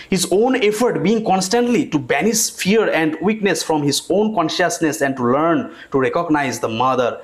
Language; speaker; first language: English; non-native, local second language; Bangla